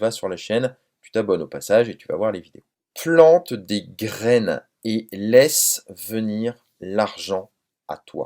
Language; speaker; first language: French; native; French